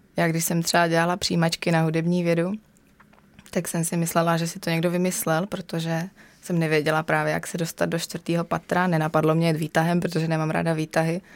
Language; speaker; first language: Czech; native; Czech